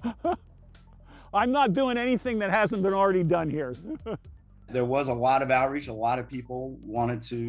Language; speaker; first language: English; native; English